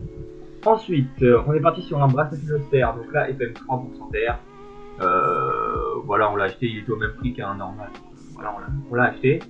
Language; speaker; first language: French; native; French